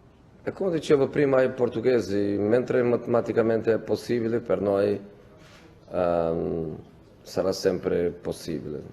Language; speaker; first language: Italian; non-native, fluent; Portuguese